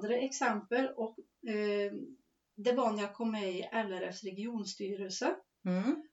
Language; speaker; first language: Swedish; native; Swedish